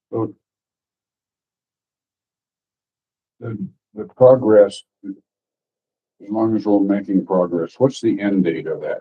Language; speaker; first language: English; native; English